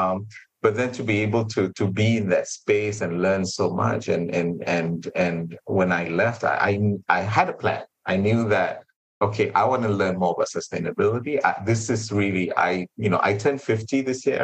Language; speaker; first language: English; non-native, local second language; Malay